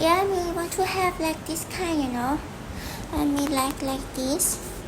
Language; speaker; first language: English; non-native, learner; Thai